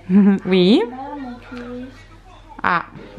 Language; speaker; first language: French; native; French